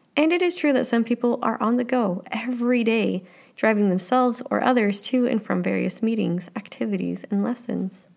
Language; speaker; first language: English; native; English